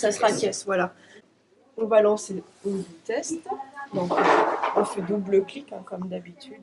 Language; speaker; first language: French; native; French